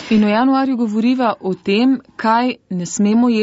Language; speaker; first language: Slovenian; native; Slovenian